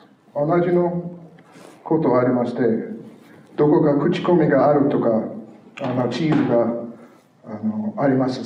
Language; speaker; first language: Japanese; non-native, fluent; English